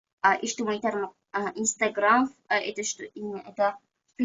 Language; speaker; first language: Russian; non-native, local second language; Uzbek